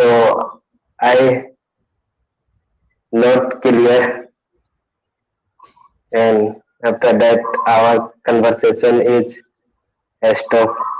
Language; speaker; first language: English; non-native, learner; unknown